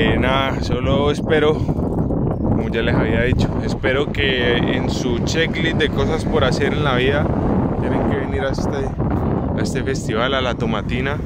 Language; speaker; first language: Spanish; native; Spanish